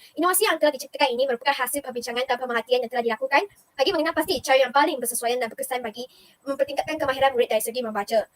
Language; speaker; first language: Malay; non-native, local second language; Chinese